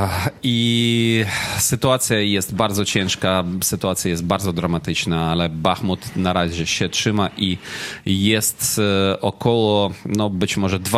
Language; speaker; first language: Polish; non-native, fluent; Ukrainian